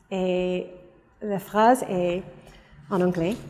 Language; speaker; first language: French; non-native, fluent; English